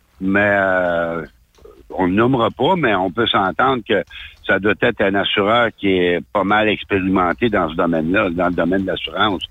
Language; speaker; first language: French; native; French